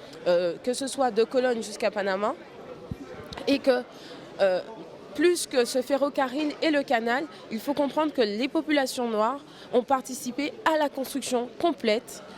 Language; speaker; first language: French; native; French